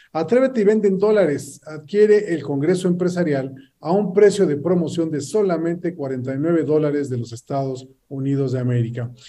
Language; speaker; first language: Spanish; native; Spanish